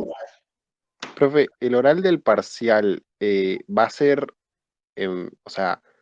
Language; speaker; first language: Spanish; native; Spanish